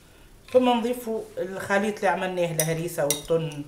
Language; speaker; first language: Arabic; native; Arabic